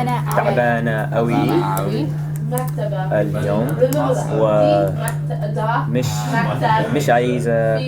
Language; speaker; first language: Arabic; non-native, learner; English